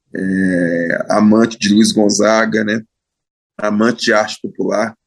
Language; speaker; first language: Portuguese; native; Portuguese